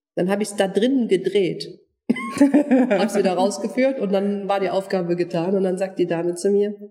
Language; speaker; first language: German; non-native, fluent; Turkish